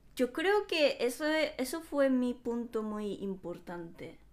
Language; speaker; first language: Spanish; non-native, fluent; Japanese